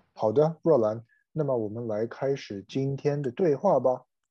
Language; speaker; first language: Chinese; native; Chinese